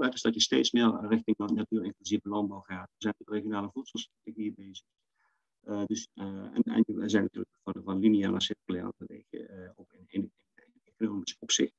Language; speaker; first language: Dutch; native; Dutch